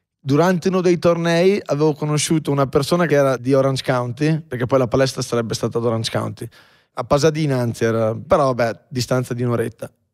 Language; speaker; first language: Italian; native; Italian